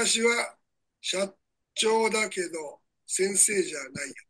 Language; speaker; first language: Japanese; non-native, fluent; Bangla